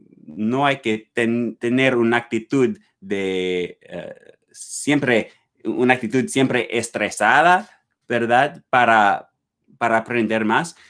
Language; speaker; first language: Spanish; non-native, learner; English